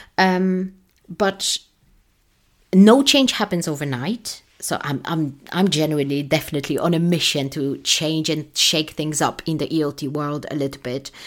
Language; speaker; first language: English; non-native, fluent; Polish